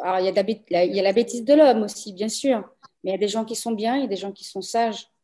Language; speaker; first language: French; early bilingual, other home language; Portuguese